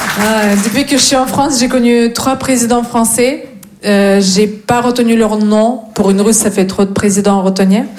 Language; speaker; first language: French; non-native, fluent; Russian